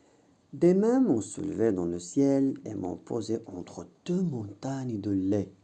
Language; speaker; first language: French; non-native, local second language; Arabic